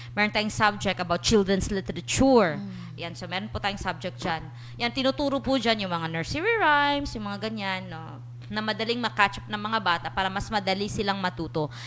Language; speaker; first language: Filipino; non-native, local second language; Cebuano